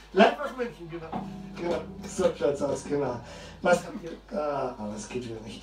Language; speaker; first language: German; native; German